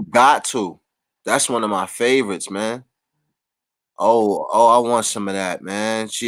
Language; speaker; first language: English; native; English